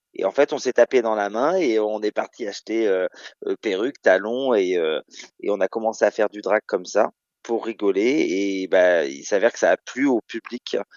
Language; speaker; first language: French; native; French